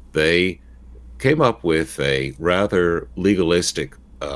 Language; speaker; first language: English; native; English